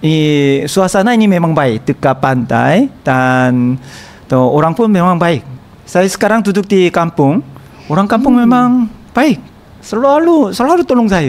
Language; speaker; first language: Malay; non-native, learner; Korean